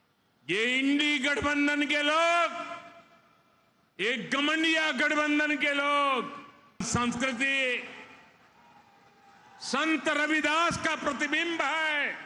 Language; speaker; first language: Hindi; native; Hindi